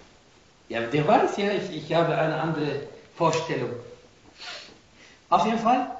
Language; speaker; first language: German; non-native, fluent; Arabic